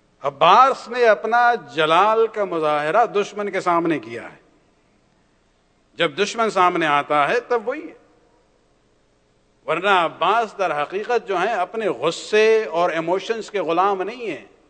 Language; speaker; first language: Urdu; native; Urdu